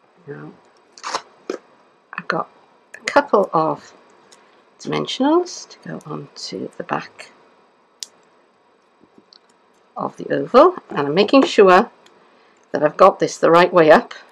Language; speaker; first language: English; native; English